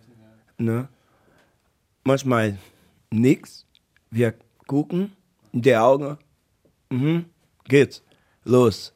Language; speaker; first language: German; non-native, learner; Portuguese